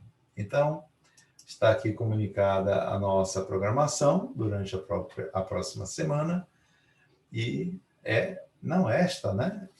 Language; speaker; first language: Portuguese; native; Portuguese